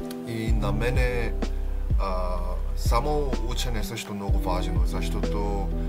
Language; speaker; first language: Bulgarian; non-native, learner; Korean